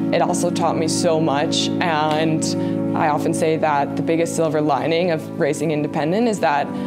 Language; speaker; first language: English; native; English